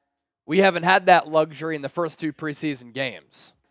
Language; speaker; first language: English; native; English